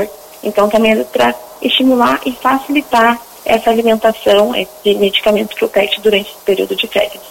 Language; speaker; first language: Portuguese; native; Portuguese